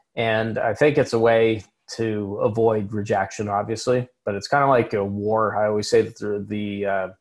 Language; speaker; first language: English; native; English